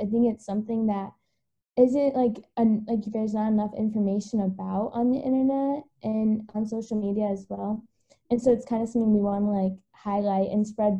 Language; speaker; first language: English; native; English